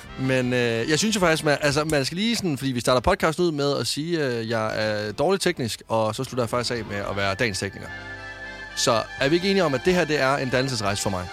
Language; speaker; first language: Danish; native; Danish